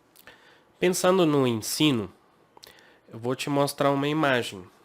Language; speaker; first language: Portuguese; non-native, fluent; English